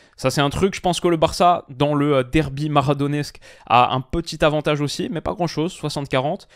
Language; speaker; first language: French; native; French